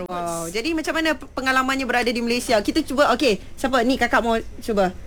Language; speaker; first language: Malay; native; Malay